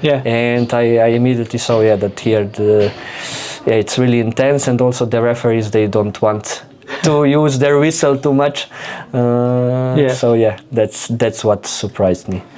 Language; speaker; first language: English; non-native, fluent; Slovenian